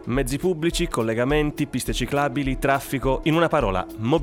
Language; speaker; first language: Italian; native; Italian